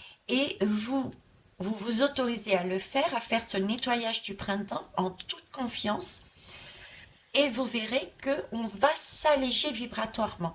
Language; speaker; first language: French; native; French